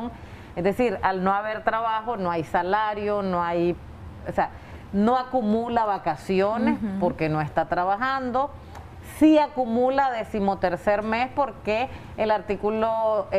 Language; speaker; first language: Spanish; native; Spanish